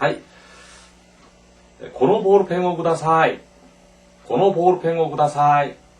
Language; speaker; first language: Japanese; non-native, fluent; Korean